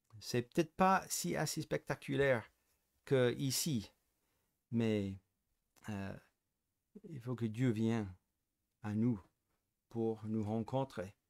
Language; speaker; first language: French; non-native, fluent; English